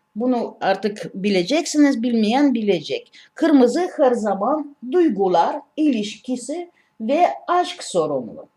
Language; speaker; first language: Turkish; non-native, learner; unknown